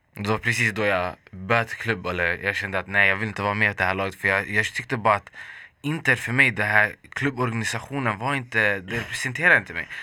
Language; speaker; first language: Swedish; early bilingual, other home language; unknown